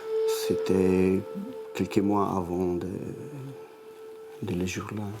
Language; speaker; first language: French; non-native, fluent; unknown